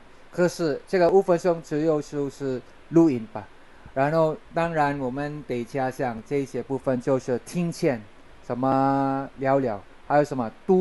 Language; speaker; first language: Chinese; non-native, learner; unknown